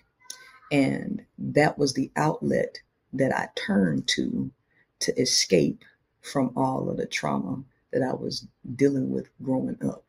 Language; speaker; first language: English; native; English